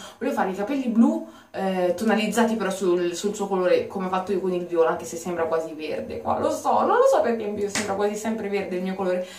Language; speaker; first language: Italian; native; Italian